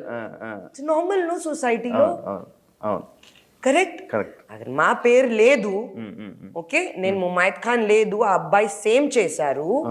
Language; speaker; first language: Telugu; non-native, learner; Hindi